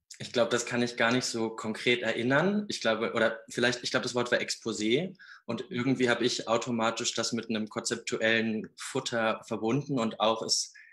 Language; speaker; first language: German; native; German